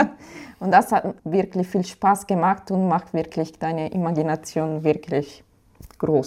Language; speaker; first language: German; non-native, fluent; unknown